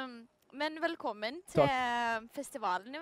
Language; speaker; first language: Norwegian; non-native, learner; Lithuanian